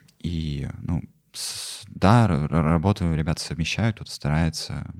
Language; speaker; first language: Russian; native; Russian